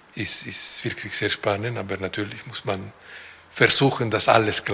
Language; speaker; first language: German; non-native, local second language; Italian